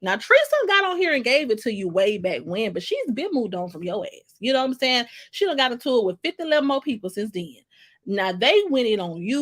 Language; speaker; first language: English; native; English